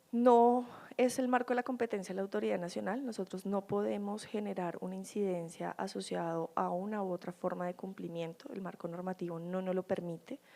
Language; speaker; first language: Spanish; native; Spanish